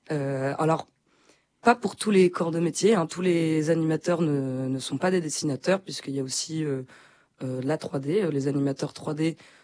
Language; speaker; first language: French; native; French